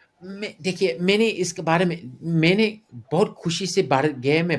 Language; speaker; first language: Hindi; non-native, fluent; English